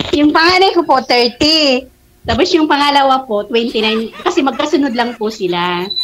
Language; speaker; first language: Filipino; non-native, local second language; Bikol